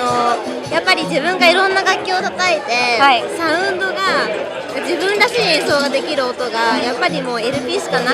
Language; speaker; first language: Japanese; native; Japanese